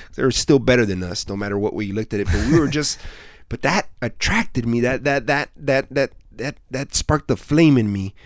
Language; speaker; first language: English; native; English